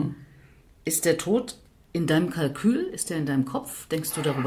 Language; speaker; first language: German; native; German